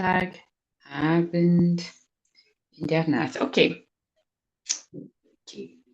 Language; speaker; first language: German; non-native, learner; Portuguese